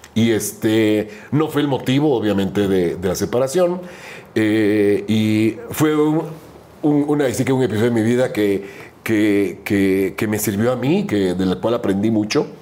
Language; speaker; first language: Spanish; native; Spanish